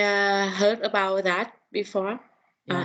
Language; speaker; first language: English; non-native, learner; Vietnamese